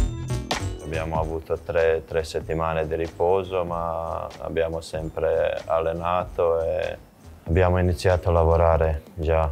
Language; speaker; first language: Italian; non-native, fluent; Croatian